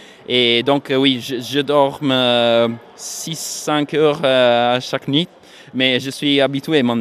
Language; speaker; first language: French; non-native, fluent; Italian